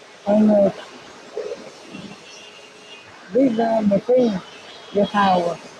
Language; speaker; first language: English; non-native, learner; Chinese